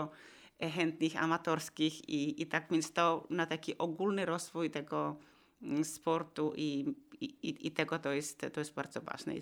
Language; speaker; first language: Polish; non-native, fluent; Finnish